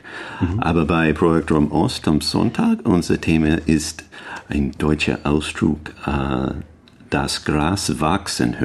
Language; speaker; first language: German; non-native, learner; English